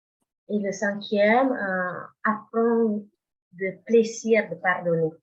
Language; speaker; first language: French; non-native, fluent; Indonesian